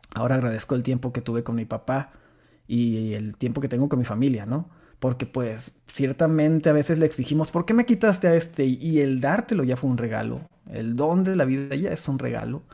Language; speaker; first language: Spanish; native; Spanish